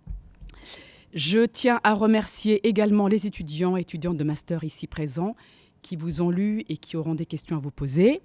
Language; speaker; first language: French; native; French